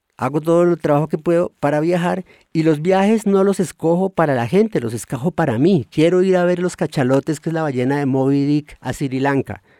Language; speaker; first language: Spanish; native; Spanish